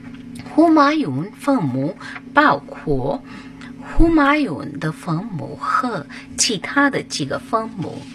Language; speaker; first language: Chinese; non-native, fluent; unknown